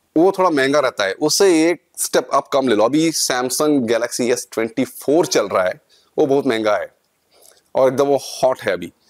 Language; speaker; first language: Hindi; non-native, local second language; Kannada